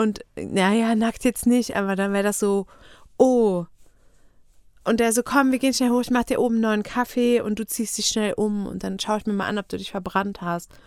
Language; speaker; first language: German; native; German